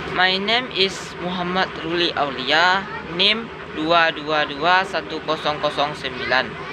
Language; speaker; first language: English; non-native, learner; Indonesian